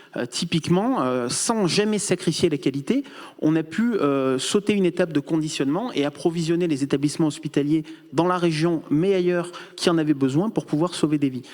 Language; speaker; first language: French; native; French